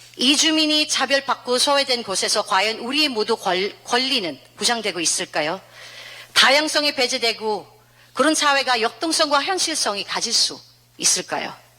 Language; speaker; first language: Korean; non-native, fluent; Filipino